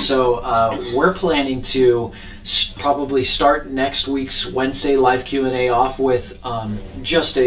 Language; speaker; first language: English; native; English